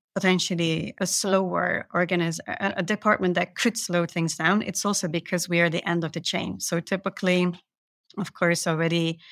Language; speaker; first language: English; non-native, fluent; Dutch